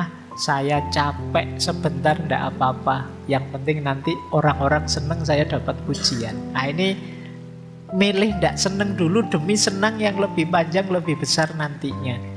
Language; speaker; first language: Indonesian; native; Indonesian